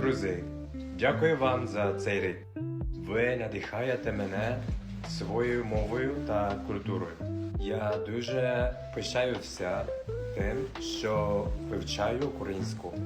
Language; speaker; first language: Ukrainian; non-native, learner; Japanese